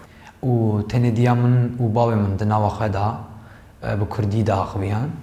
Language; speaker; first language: Kurdish; non-native, local second language; Turkish